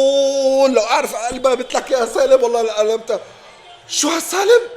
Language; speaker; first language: Arabic; native; Arabic